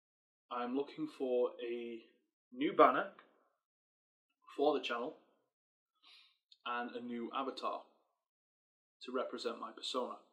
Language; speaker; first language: English; native; English